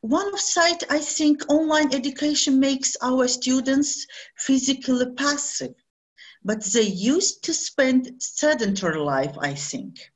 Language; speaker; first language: English; non-native, learner; Azerbaijani